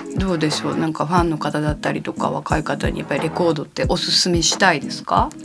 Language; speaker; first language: Japanese; native; Japanese